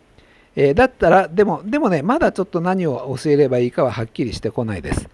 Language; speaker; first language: Japanese; native; Japanese